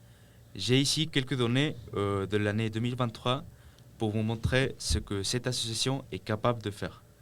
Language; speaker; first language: French; non-native, fluent; Spanish